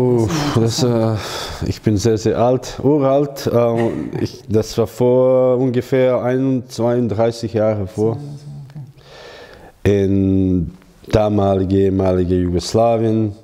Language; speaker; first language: German; non-native, learner; Croatian